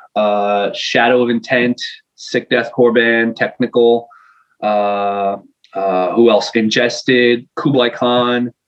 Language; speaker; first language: English; non-native, fluent; French